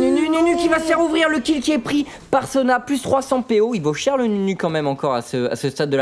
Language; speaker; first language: French; native; French